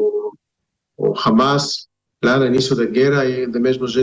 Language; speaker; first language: Portuguese; non-native, fluent; Hebrew